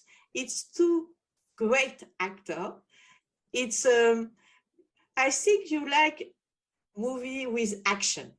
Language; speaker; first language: English; non-native, learner; French